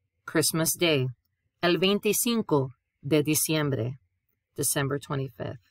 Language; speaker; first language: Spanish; non-native, fluent; English